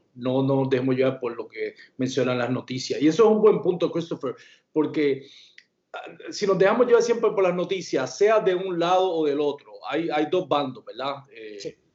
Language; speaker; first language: Spanish; native; Spanish